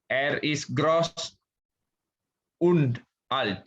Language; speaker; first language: German; non-native, learner; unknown